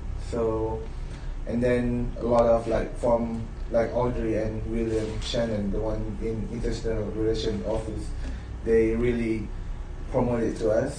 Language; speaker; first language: English; non-native, local second language; Malay